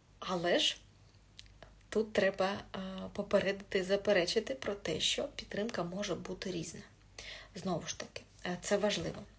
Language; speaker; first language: Ukrainian; non-native, local second language; Russian